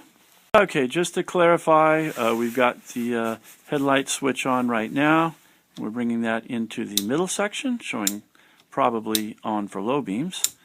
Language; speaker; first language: English; native; English